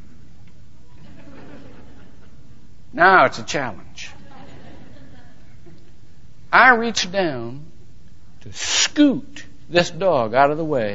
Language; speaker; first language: English; native; English